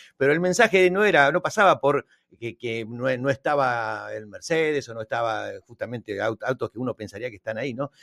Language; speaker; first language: Spanish; native; Spanish